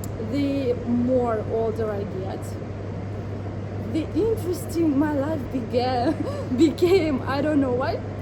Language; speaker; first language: English; non-native, learner; Russian